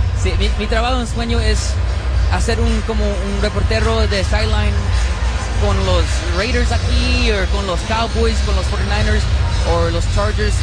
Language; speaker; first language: Spanish; early bilingual, heritage; Spanish